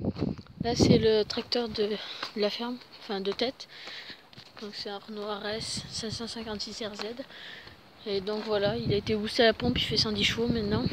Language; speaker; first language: French; native; French